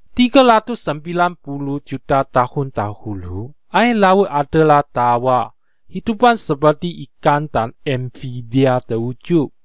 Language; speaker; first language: Malay; non-native, local second language; Chinese